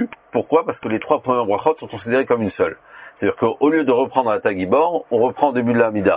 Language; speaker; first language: French; native; French